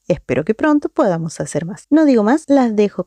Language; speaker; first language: Spanish; native; Spanish